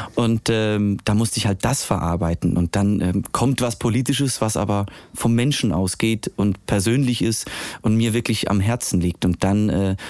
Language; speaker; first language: German; native; German